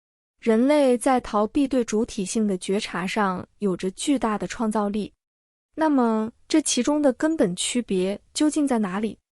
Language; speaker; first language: Chinese; native; Chinese